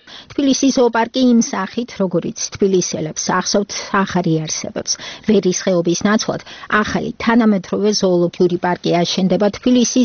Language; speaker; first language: Georgian; native; Georgian